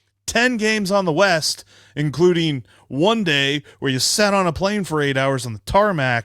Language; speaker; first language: English; native; English